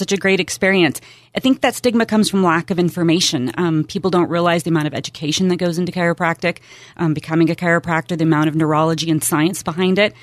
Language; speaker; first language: English; native; English